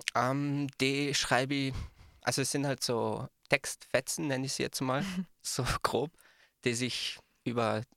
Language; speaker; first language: German; native; German